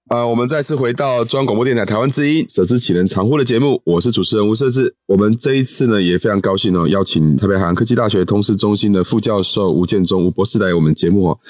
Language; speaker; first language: Chinese; native; Chinese